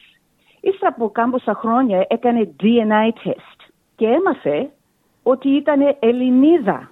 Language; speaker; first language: Greek; early bilingual, heritage; Greek